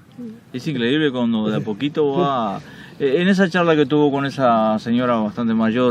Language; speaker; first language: Spanish; native; Spanish